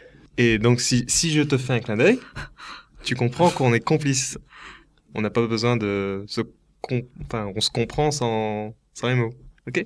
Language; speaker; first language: French; native; French